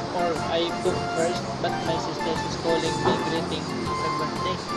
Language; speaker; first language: English; non-native, local second language; Filipino